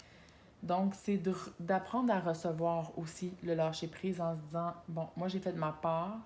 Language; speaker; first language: French; native; French